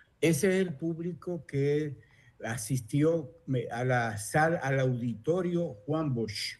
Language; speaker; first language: Spanish; native; Spanish